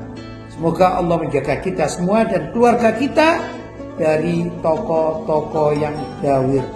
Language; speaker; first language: Indonesian; native; Indonesian